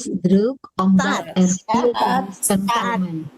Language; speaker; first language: Dutch; non-native, learner; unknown